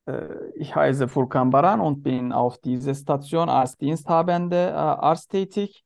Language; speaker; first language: German; non-native, learner; Turkish